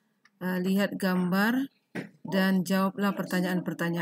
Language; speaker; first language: Indonesian; native; Indonesian